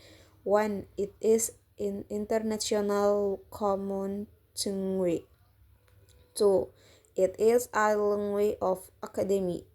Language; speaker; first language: English; non-native, learner; Indonesian